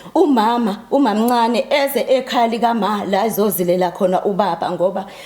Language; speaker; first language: Zulu; native; Zulu